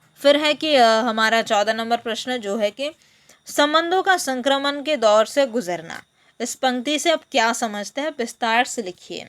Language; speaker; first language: Hindi; non-native, local second language; Bangla